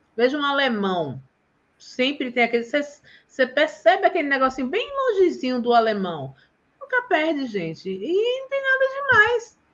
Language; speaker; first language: Portuguese; native; Portuguese